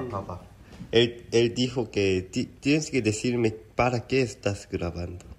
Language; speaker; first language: Spanish; non-native, learner; Korean